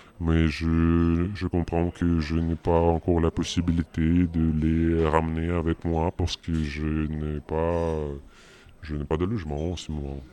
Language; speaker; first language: French; non-native, fluent; Russian